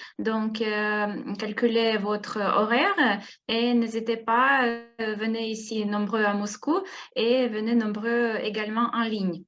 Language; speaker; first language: French; non-native, fluent; Russian